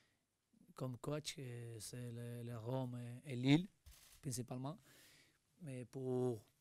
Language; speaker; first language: French; non-native, learner; Spanish